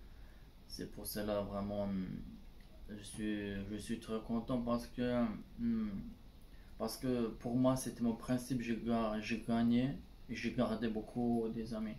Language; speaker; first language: French; non-native, learner; Turkish